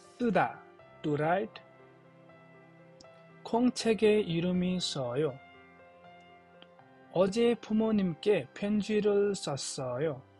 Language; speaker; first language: Korean; non-native, fluent; Nepali